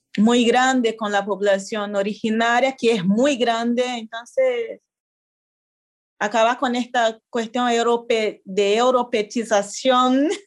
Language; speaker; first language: Spanish; non-native, fluent; Portuguese